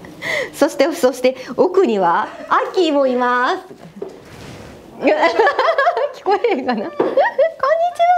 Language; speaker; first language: Japanese; native; Japanese